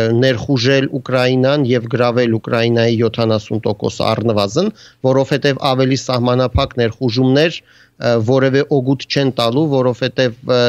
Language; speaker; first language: Armenian; native; Armenian